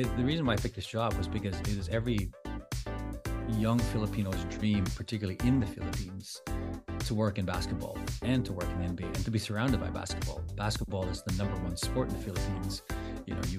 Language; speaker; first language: English; non-native, local second language; Filipino